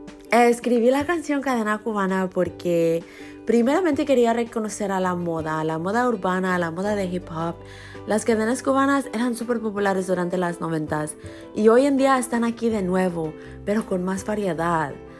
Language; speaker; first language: Spanish; early bilingual, other home language; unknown